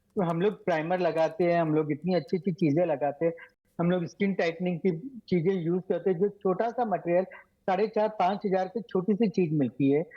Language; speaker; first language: Hindi; native; Hindi